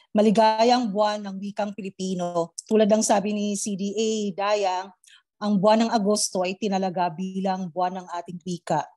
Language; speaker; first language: Filipino; non-native, local second language; Cebuano